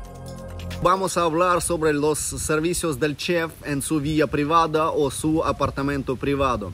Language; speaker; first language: Spanish; non-native, fluent; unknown